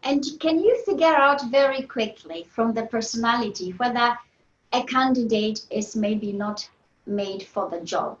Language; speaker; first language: English; non-native, fluent; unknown